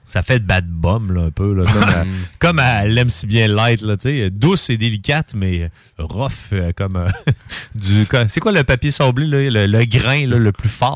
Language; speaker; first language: French; native; French